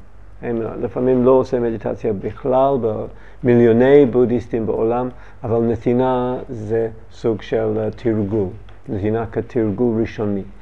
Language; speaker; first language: Hebrew; non-native, learner; English